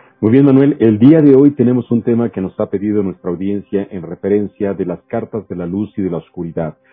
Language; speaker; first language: Spanish; native; Spanish